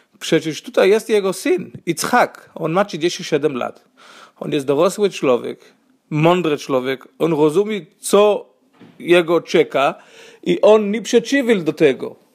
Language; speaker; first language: Polish; non-native, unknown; Hebrew